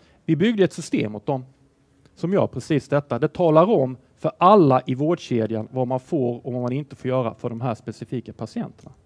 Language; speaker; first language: Swedish; native; Swedish